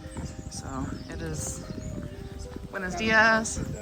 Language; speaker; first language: Spanish; non-native, learner; English